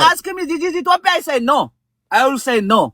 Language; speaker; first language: English; non-native, learner; Amharic